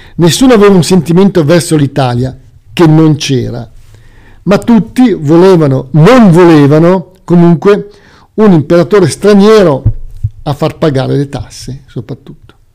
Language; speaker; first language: Italian; native; Italian